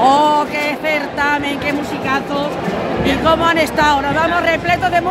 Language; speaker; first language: Spanish; native; Spanish